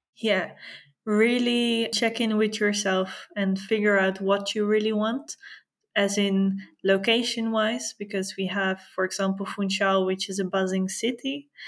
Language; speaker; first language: English; non-native, fluent; Dutch